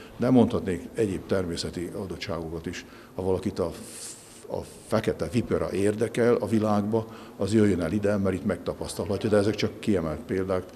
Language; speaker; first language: Hungarian; native; Hungarian